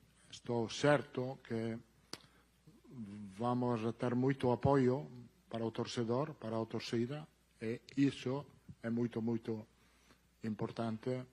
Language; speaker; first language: Portuguese; non-native, learner; Italian